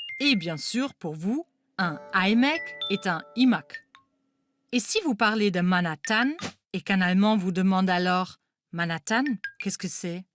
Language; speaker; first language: French; non-native, fluent; German